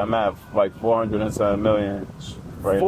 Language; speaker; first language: English; native; English